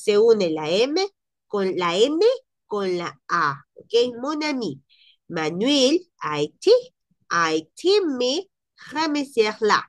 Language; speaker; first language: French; non-native, learner; Spanish